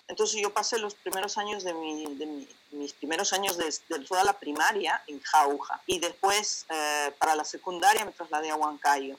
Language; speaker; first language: Spanish; native; Spanish